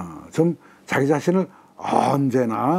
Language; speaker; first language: Korean; native; Korean